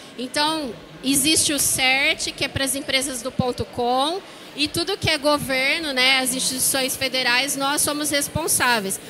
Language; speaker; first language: Portuguese; native; Portuguese